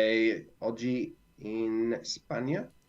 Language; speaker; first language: Italian; non-native, learner; English